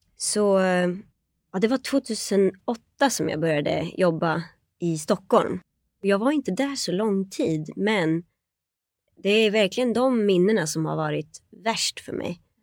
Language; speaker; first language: Swedish; early bilingual, other home language; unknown